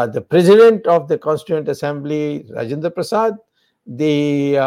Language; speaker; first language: English; non-native, local second language; Tamil